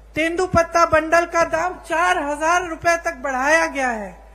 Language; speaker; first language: Hindi; native; Hindi